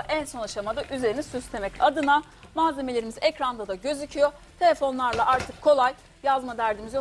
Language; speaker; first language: Turkish; native; Turkish